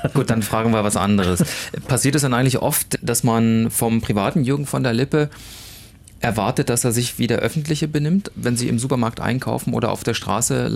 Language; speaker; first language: German; native; German